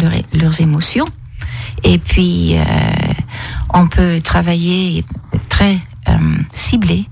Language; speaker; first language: French; non-native, fluent; Dutch